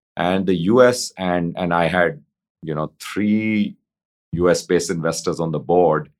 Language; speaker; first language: English; non-native, local second language; Hindi